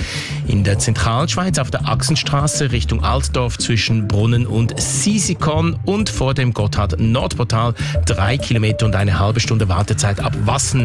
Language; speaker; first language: German; native; German